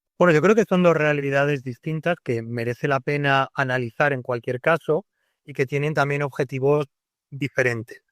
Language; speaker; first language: Spanish; native; Spanish